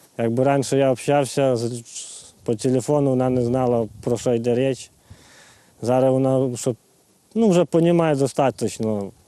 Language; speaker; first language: Ukrainian; native; Ukrainian